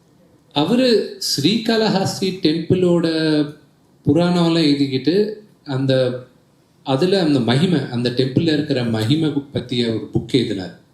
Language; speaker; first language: Tamil; early bilingual, heritage; Telugu